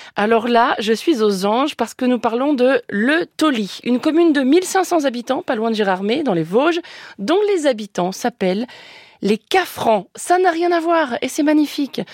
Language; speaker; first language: French; native; French